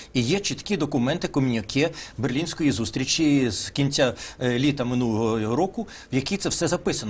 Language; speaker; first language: Ukrainian; native; Ukrainian